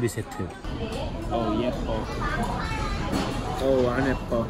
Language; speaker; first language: Korean; non-native, learner; English